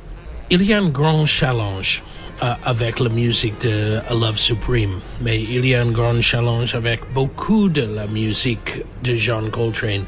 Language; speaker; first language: French; non-native, learner; English